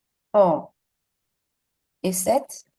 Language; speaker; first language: French; non-native, fluent; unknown